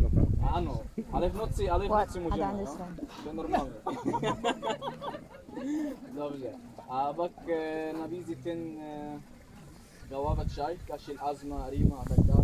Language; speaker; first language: Czech; non-native, learner; Arabic